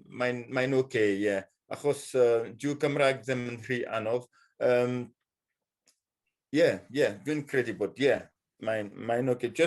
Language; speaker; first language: Welsh; non-native, fluent; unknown